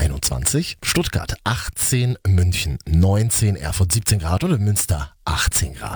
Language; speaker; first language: German; native; German